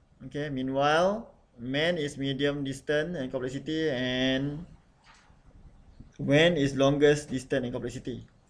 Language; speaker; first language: English; non-native, local second language; Malay